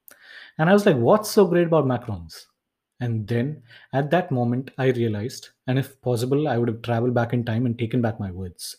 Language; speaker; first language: English; non-native, local second language; Tamil